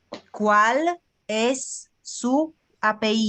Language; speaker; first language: Spanish; non-native, fluent; Bulgarian